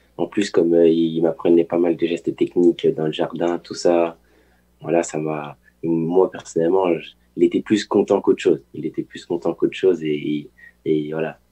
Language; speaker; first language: French; early bilingual, other home language; Haitian Creole